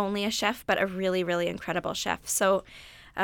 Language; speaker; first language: English; native; English